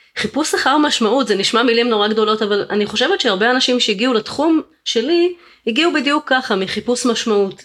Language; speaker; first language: Hebrew; native; Hebrew